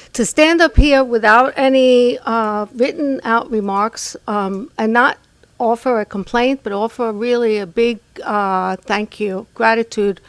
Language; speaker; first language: English; non-native, fluent; Hebrew